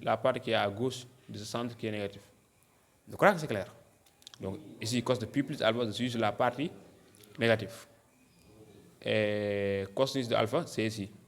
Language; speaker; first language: French; non-native, local second language; Wolof